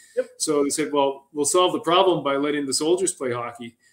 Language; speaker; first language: English; native; English